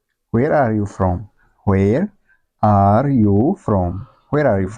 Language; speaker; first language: English; non-native, local second language; Oromo